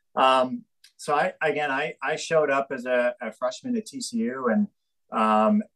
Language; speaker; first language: English; native; English